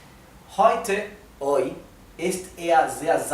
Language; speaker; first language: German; non-native, fluent; Spanish